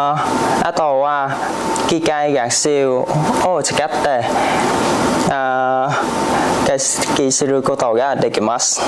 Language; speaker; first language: Japanese; non-native, learner; Vietnamese